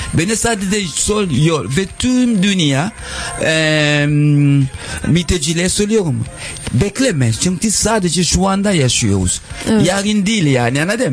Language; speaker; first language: Turkish; non-native, learner; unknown